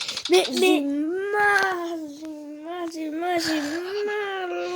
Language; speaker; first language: French; native; French